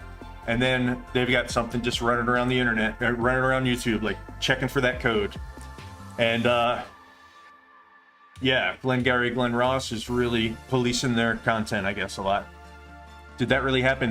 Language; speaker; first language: English; native; English